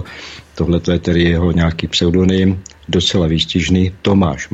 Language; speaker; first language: Czech; native; Czech